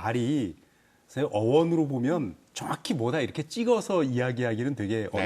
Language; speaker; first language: Korean; native; Korean